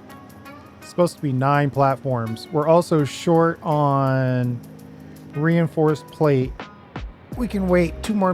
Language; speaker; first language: English; native; English